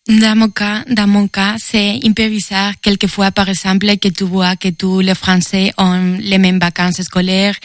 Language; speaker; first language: French; non-native, learner; Spanish